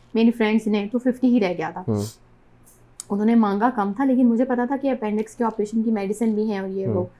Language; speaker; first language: Urdu; native; Urdu